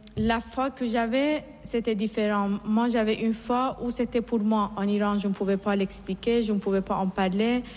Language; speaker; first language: French; non-native, fluent; Persian